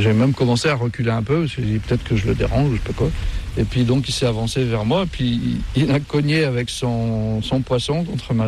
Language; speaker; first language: French; native; French